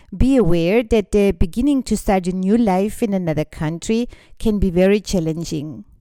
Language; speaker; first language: English; non-native, fluent; German